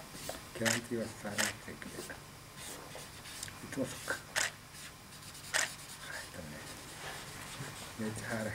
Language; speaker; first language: Japanese; native; Japanese